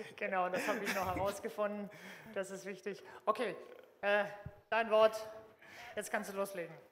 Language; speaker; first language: German; native; German